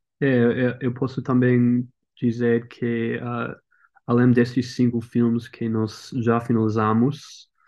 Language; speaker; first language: Portuguese; non-native, learner; English